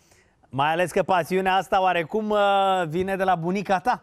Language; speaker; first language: Romanian; native; Romanian